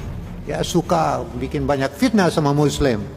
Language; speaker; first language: Indonesian; non-native, fluent; English